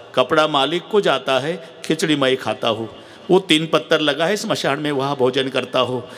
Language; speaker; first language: Hindi; non-native, local second language; Marathi